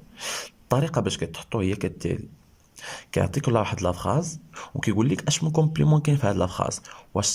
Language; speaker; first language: Arabic; native; Arabic